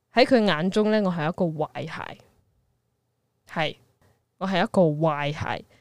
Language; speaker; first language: Cantonese; native; Cantonese